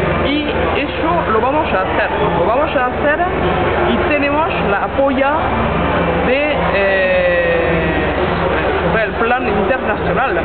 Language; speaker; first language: Spanish; non-native, learner; French